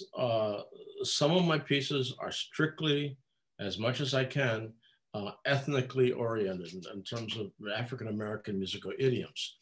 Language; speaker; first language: English; native; English